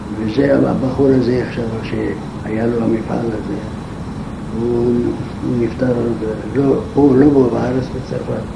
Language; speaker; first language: Hebrew; non-native, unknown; Arabic